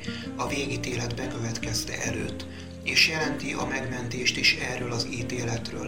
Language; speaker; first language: Hungarian; native; Hungarian